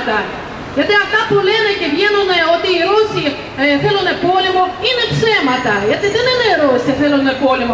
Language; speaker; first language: Greek; non-native, fluent; Russian